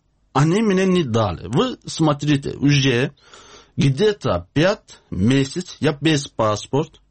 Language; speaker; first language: Russian; non-native, learner; Azerbaijani